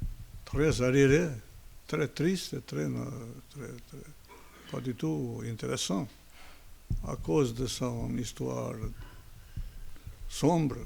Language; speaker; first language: French; non-native, fluent; Albanian